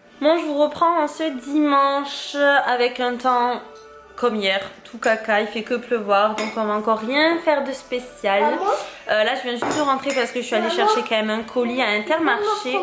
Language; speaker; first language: French; native; French